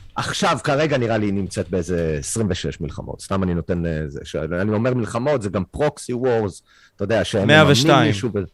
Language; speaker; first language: Hebrew; non-native, fluent; English